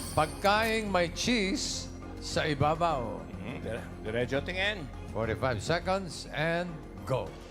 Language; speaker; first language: Filipino; native; Filipino